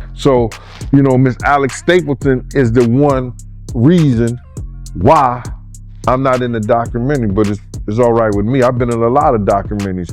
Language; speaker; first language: English; native; English